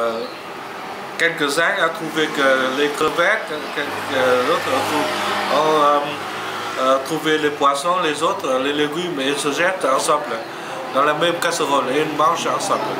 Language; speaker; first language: French; non-native, fluent; Vietnamese